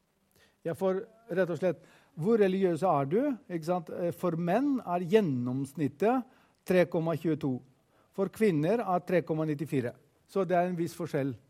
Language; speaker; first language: Norwegian; non-native, fluent; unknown